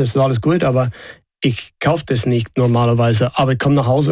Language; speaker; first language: German; non-native, fluent; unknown